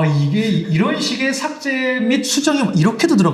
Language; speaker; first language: Korean; native; Korean